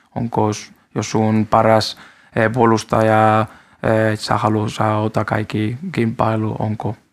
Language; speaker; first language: Finnish; non-native, fluent; Spanish